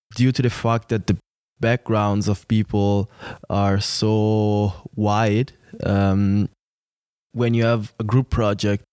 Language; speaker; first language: English; non-native, fluent; Italian